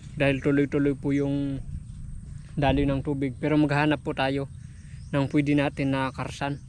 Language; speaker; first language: Filipino; non-native, local second language; Iloko